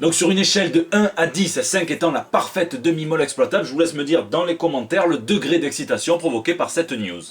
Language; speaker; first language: French; native; French